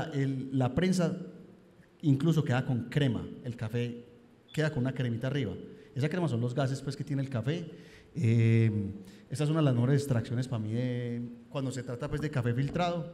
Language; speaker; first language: Spanish; native; Spanish